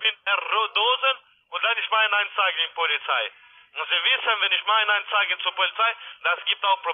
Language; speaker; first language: German; non-native, learner; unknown